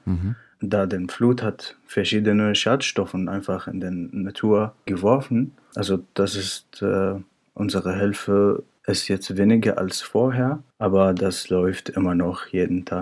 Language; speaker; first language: German; non-native, fluent; Arabic